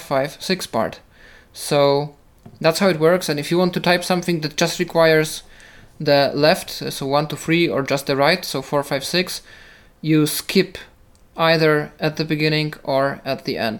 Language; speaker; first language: English; non-native, fluent; Polish